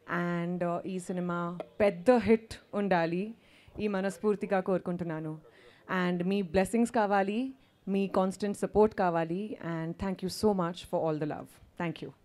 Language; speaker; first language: Telugu; non-native, learner; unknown